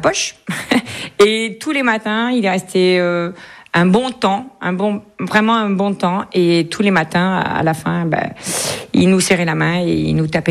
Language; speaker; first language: French; native; French